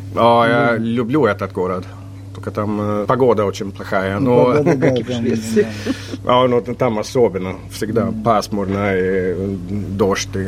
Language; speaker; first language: Russian; non-native, fluent; Swedish